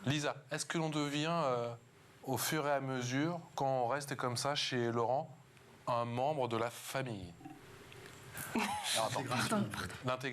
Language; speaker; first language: French; native; French